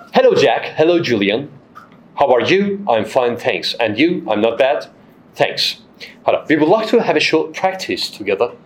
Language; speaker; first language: English; non-native, fluent; Persian